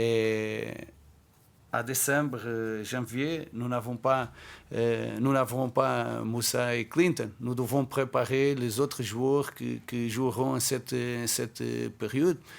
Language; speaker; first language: French; non-native, fluent; Portuguese